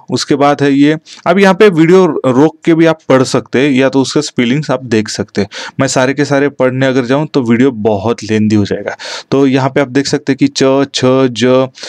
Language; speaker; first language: Hindi; non-native, local second language; Marathi